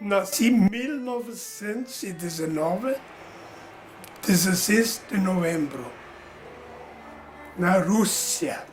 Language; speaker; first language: Portuguese; early bilingual, other home language; Low German